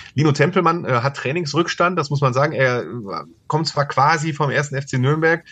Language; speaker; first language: German; native; German